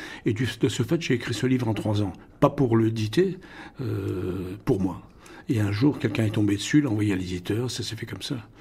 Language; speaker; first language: French; non-native, local second language; Russian